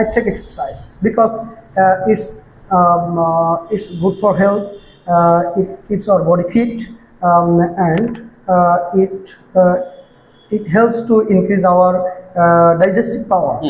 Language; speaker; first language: English; non-native, learner; Bangla